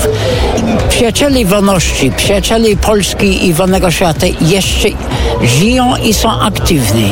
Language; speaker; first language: Polish; non-native, fluent; English